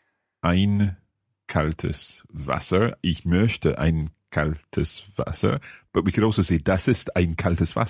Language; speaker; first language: German; non-native, learner; English